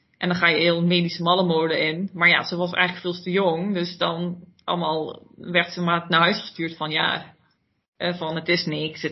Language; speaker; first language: Dutch; early bilingual, heritage; Dutch